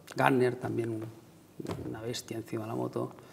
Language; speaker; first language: Spanish; native; Spanish